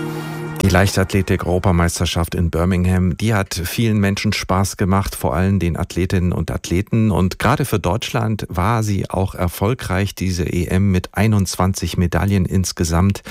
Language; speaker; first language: German; native; German